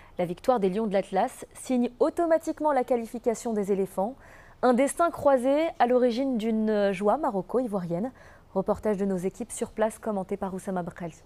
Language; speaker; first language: French; non-native, local second language; Arabic